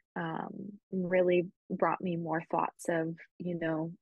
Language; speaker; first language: English; early bilingual, other home language; Spanish